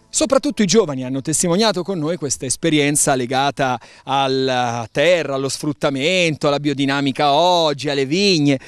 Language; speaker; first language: Italian; native; Italian